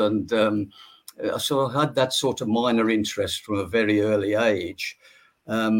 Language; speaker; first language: English; native; English